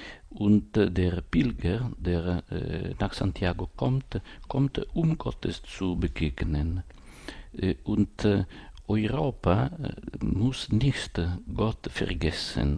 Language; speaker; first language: German; non-native, fluent; Italian